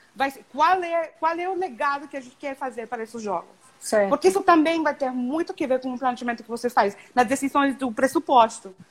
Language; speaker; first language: Portuguese; non-native, fluent; English